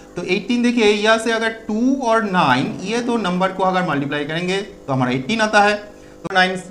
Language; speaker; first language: Hindi; non-native, local second language; Bangla